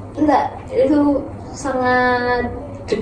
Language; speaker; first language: Indonesian; native; Indonesian